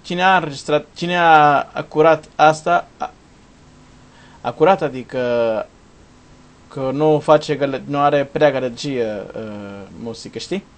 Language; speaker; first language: Romanian; non-native, learner; Portuguese